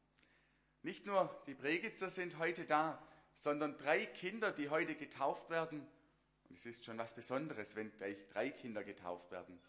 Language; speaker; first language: German; native; German